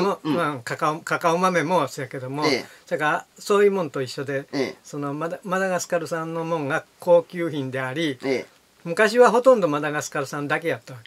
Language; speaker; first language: Japanese; native; Japanese